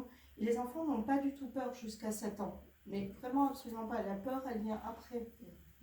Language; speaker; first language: French; native; French